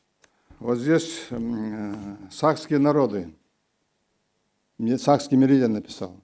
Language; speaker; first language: Russian; non-native, local second language; Kazakh